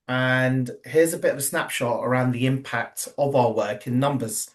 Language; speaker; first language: English; native; English